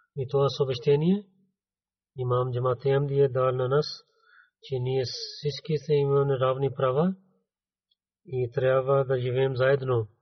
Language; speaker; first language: Bulgarian; non-native, fluent; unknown